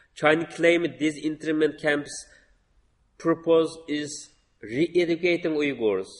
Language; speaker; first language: English; non-native, learner; Uyghur